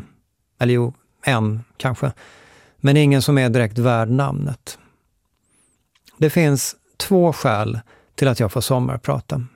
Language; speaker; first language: Swedish; native; Swedish